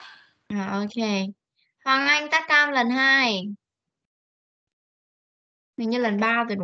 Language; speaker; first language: Vietnamese; native; Vietnamese